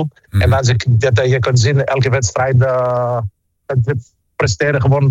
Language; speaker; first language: Dutch; non-native, fluent; Greek